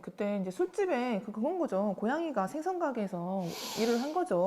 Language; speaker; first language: Korean; native; Korean